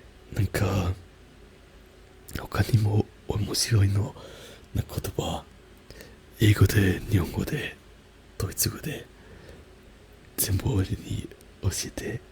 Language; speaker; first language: Japanese; non-native, learner; German